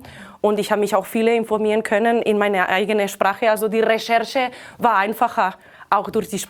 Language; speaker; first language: German; non-native, fluent; Catalan